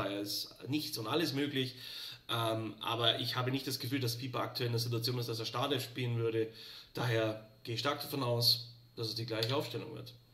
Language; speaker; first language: German; native; German